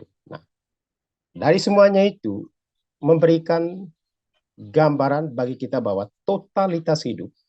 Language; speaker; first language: Indonesian; native; Indonesian